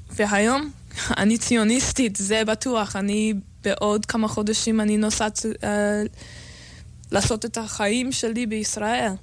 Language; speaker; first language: Hebrew; non-native, learner; English